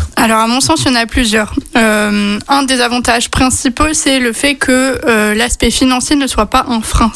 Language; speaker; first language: French; native; French